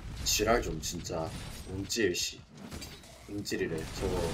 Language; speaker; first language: Korean; native; Korean